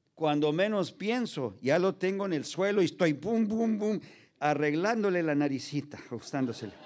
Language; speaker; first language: Spanish; early bilingual, heritage; Spanish